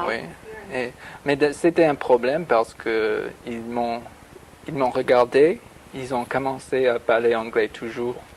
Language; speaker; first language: French; non-native, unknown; English